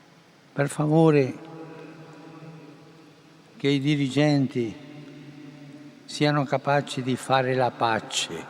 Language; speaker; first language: Italian; non-native, fluent; Spanish